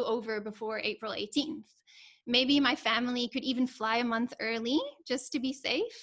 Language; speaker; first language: English; native; English